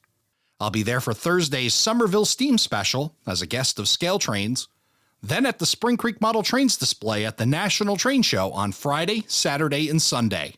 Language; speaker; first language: English; native; English